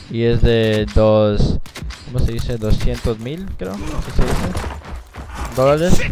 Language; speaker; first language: Spanish; early bilingual, other home language; English